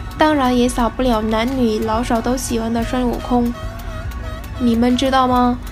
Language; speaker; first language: Chinese; non-native, fluent; Vietnamese